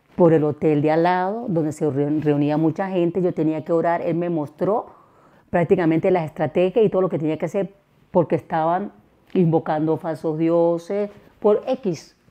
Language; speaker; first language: Spanish; native; Spanish